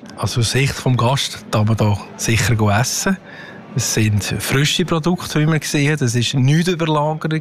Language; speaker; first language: German; native; German